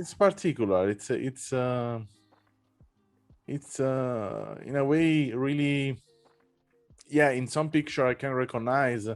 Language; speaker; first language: English; non-native, fluent; Italian